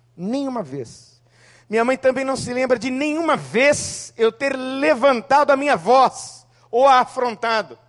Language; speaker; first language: Portuguese; native; Portuguese